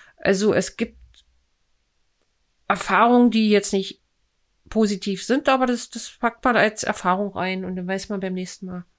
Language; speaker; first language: German; native; German